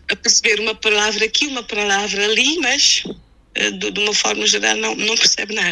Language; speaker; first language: Portuguese; non-native, local second language; Kabuverdianu